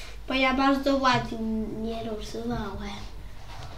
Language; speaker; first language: Polish; early bilingual, heritage; Polish